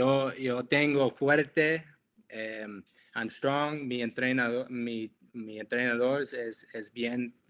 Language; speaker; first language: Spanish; non-native, learner; English